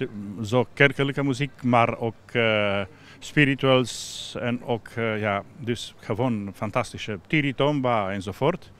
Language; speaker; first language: Dutch; non-native, fluent; Romanian